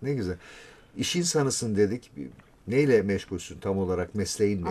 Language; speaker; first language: Turkish; native; Turkish